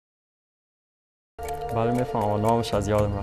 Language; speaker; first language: Persian; native; Persian